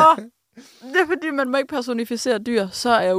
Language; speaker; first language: Danish; native; Danish